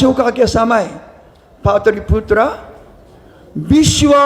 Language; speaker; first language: Hindi; non-native, learner; Japanese